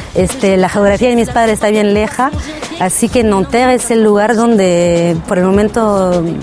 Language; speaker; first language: Spanish; early bilingual, heritage; French